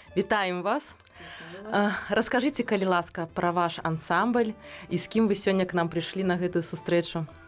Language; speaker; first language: Belarusian; native; Belarusian